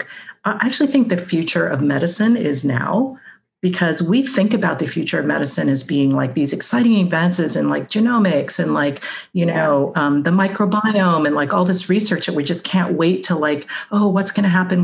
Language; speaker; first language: English; non-native, local second language; Cantonese